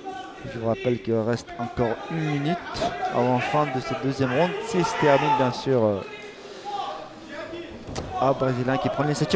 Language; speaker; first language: French; native; French